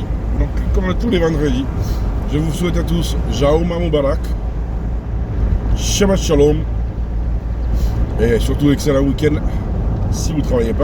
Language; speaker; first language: French; native; French